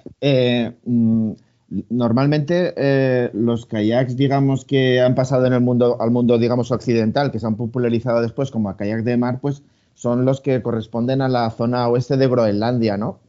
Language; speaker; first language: Spanish; native; Spanish